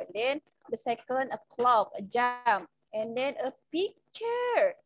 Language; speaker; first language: English; non-native, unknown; Indonesian